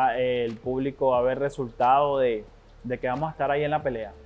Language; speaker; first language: Spanish; native; Spanish